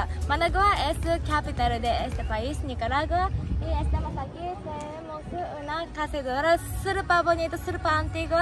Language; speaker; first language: Spanish; non-native, learner; Japanese